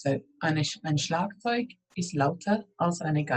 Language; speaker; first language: German; non-native, fluent; English